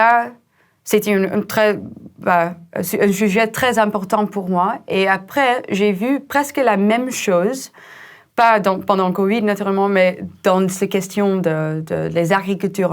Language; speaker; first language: French; non-native, fluent; Dutch